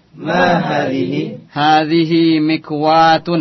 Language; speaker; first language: Arabic; non-native, fluent; Indonesian